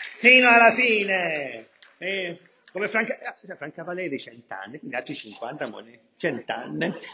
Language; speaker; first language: Italian; native; Italian